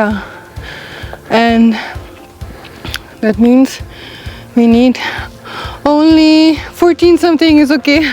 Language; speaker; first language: English; non-native, learner; German